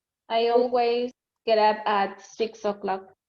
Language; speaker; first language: English; non-native, learner; Spanish